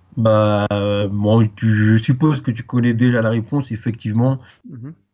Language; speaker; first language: French; native; French